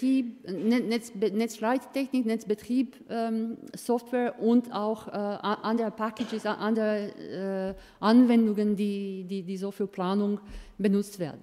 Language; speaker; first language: German; non-native, fluent; Croatian